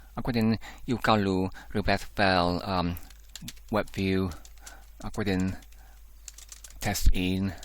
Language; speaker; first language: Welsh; non-native, learner; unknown